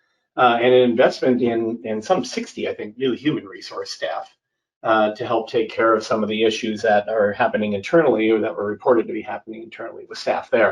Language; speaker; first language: English; native; English